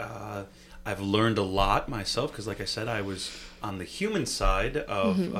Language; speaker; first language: English; native; English